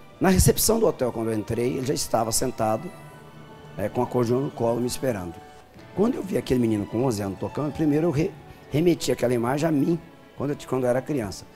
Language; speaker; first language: Portuguese; native; Portuguese